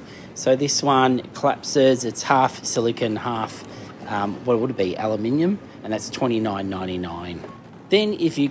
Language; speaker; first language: English; native; English